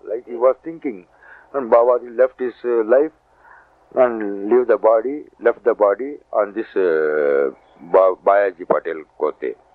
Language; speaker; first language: English; non-native, local second language; Marathi